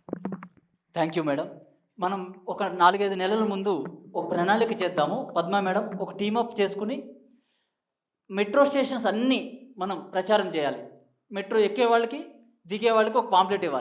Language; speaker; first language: Telugu; native; Telugu